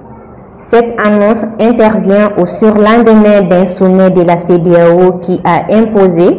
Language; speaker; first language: French; non-native, local second language; Bambara